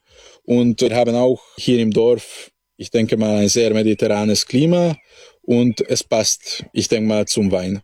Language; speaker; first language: German; non-native, local second language; Hungarian